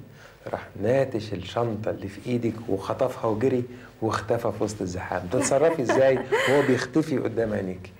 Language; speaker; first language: Arabic; native; Arabic